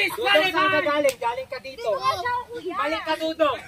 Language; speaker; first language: Filipino; non-native, local second language; Cebuano